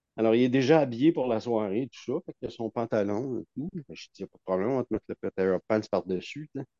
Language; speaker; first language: French; native; French